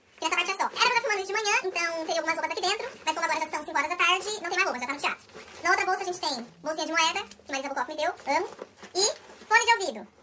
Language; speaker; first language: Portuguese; native; Portuguese